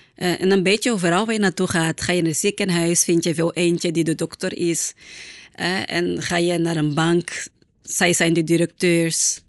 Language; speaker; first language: Dutch; non-native, fluent; Portuguese